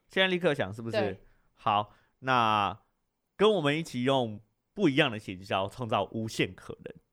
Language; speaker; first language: Chinese; native; Chinese